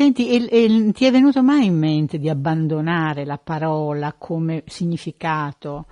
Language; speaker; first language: Italian; native; Italian